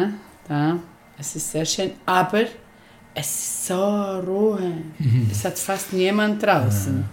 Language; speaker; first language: German; non-native, learner; Spanish